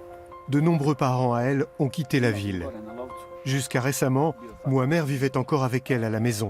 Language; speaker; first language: French; native; French